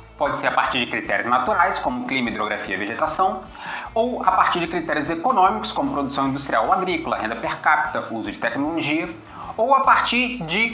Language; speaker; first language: Portuguese; native; Portuguese